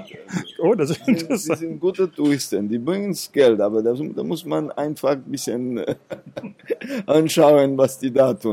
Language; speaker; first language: German; non-native, fluent; Seselwa Creole French